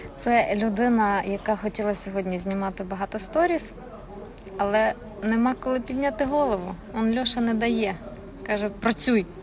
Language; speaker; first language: Ukrainian; native; Ukrainian